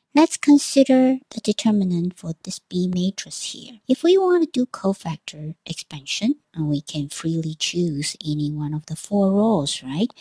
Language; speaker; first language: English; non-native, fluent; Chinese